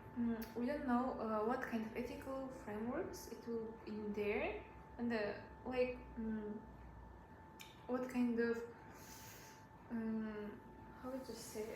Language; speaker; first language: English; non-native, learner; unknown